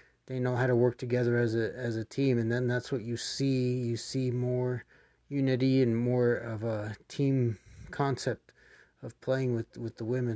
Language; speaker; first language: English; native; English